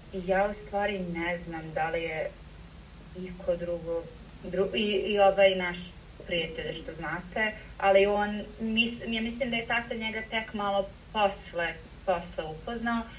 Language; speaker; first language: Serbian; early bilingual, heritage; Serbian